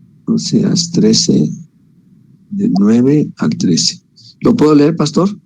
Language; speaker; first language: Spanish; native; Spanish